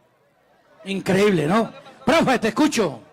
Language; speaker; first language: Spanish; native; Spanish